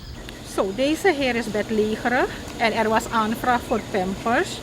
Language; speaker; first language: Dutch; non-native, local second language; Caribbean Hindustani